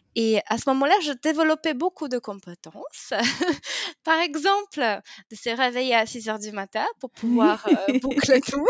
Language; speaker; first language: French; non-native, fluent; Polish